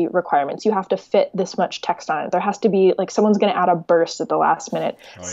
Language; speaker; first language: English; native; English